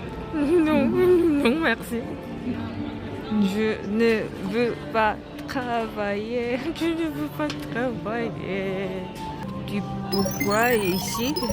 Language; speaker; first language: French; non-native, learner; Korean